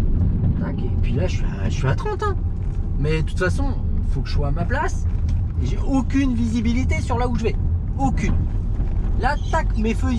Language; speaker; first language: French; native; French